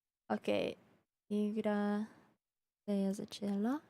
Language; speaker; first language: Slovenian; early bilingual, heritage; Slovenian